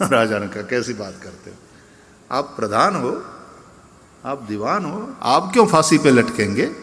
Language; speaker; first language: Hindi; non-native, local second language; Gujarati